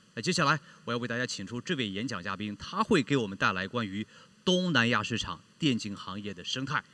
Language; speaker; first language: Chinese; native; Chinese